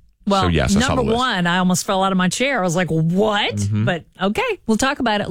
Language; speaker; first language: English; native; English